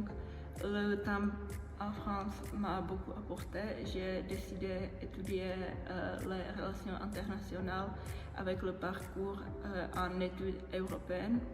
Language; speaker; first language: French; non-native, fluent; Czech